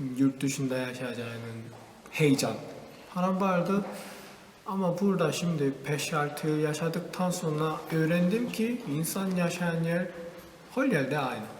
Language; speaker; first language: Turkish; non-native, learner; Korean